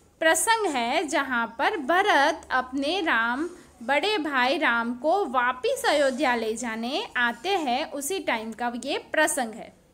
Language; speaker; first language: Hindi; non-native, local second language; Gujarati